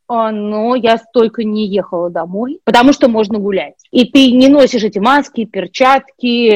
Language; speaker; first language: Russian; native; Russian